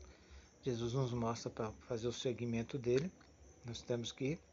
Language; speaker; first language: Portuguese; native; Portuguese